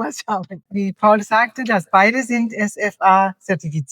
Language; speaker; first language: German; non-native, fluent; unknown